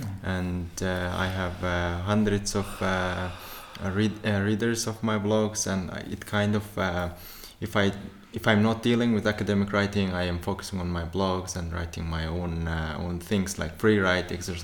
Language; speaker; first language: English; non-native, fluent; Turkmen